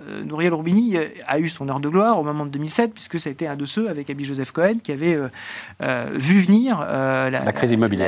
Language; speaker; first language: French; native; French